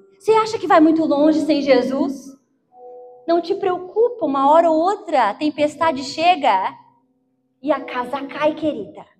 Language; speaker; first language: Portuguese; native; Portuguese